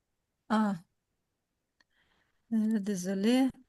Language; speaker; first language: French; non-native, learner; Ukrainian